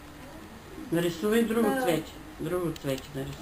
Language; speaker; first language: Bulgarian; native; Bulgarian